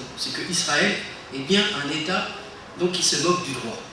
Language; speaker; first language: French; native; French